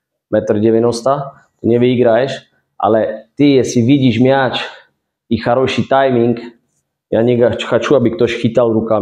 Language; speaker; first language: Russian; non-native, fluent; Czech